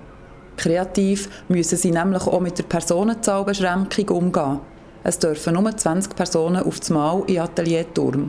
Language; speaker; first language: German; native; German